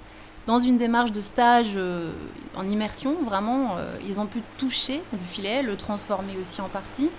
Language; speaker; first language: French; native; French